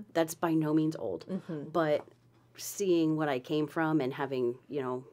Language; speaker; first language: English; native; English